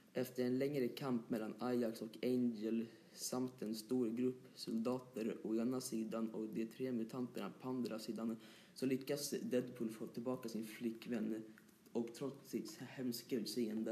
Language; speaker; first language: Swedish; native; Swedish